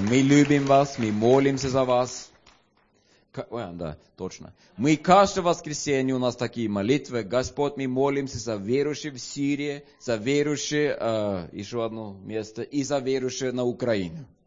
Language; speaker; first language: Russian; non-native, learner; Swedish